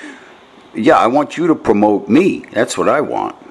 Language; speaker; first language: English; native; English